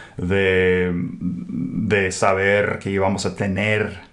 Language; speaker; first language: Spanish; non-native, fluent; English